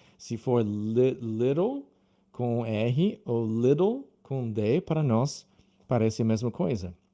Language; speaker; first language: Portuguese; non-native, fluent; English